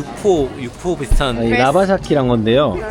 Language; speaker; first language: Korean; native; Korean